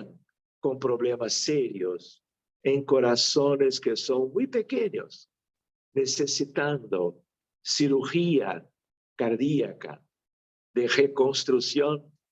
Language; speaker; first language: Spanish; non-native, fluent; Portuguese